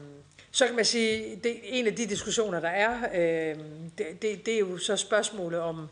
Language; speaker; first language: Danish; native; Danish